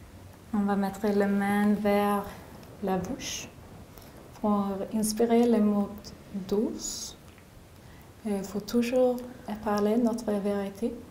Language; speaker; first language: French; non-native, learner; English